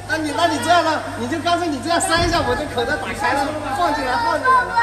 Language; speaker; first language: Chinese; native; Chinese